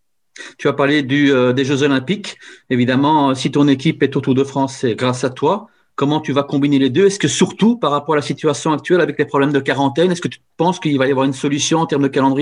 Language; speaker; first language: French; native; French